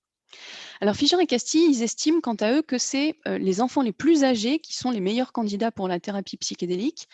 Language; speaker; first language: French; native; French